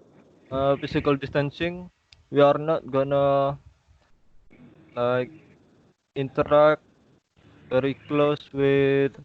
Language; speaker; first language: English; non-native, learner; Indonesian